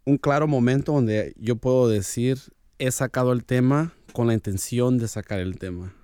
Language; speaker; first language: Spanish; early bilingual, heritage; Spanish